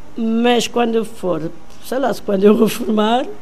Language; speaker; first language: Portuguese; non-native, local second language; Kabuverdianu